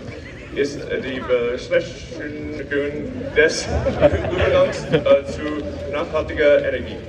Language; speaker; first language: German; non-native, learner; English